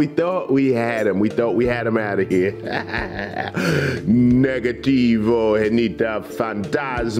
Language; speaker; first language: English; native; English